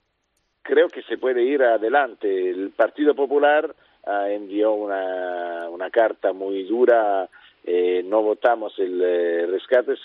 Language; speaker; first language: Spanish; non-native, fluent; Italian